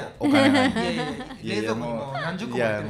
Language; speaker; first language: Japanese; native; Japanese